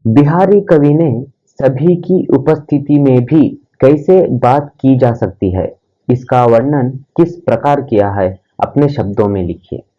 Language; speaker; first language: Hindi; non-native, local second language; Kannada